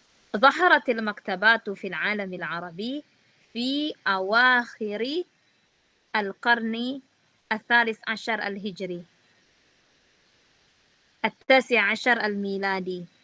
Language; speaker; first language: Arabic; non-native, fluent; Indonesian